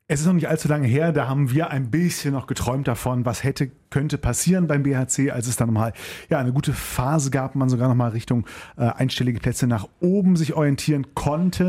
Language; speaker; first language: German; native; German